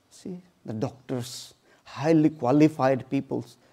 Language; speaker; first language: English; non-native, local second language; Odia